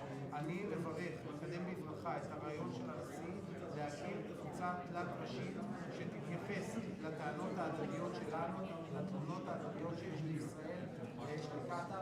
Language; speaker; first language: Hebrew; native; Hebrew